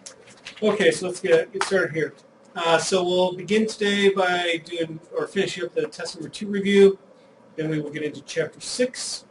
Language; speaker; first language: English; native; English